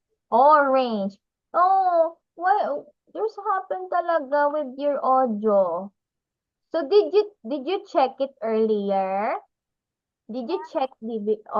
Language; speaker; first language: English; non-native, local second language; Filipino